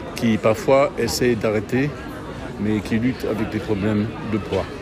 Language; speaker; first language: French; non-native, fluent; English